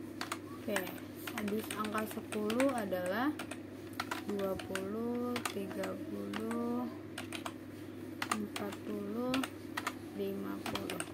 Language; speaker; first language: Indonesian; native; Indonesian